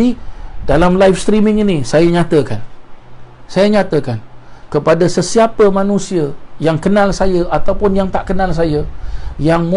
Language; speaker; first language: Malay; native; Malay